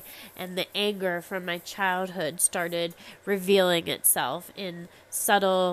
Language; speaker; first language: English; native; English